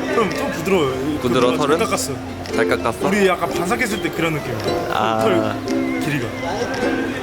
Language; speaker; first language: Korean; native; Korean